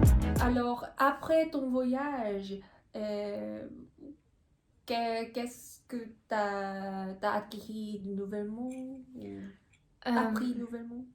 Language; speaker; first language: French; non-native, learner; Korean